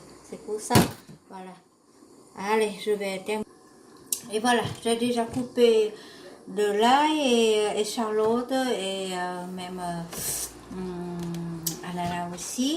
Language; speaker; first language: French; non-native, learner; Vietnamese